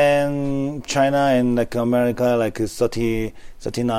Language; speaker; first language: English; non-native, learner; Korean